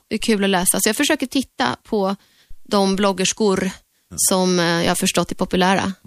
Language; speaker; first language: Swedish; native; Swedish